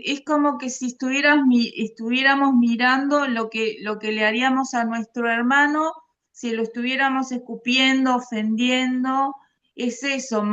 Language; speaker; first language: Spanish; native; Spanish